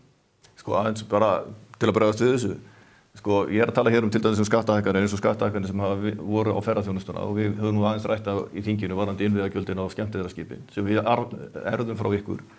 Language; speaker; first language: Icelandic; native; Icelandic